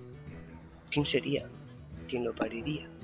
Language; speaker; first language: Spanish; native; Spanish